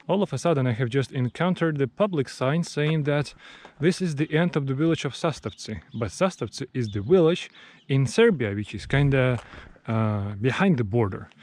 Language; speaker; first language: English; non-native, fluent; Russian